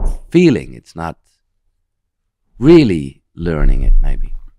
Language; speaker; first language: English; non-native, fluent; Dutch